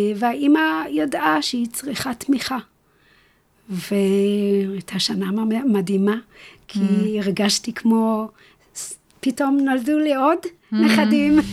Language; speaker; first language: Hebrew; non-native, fluent; English